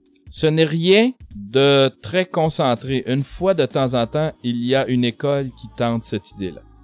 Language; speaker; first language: French; native; French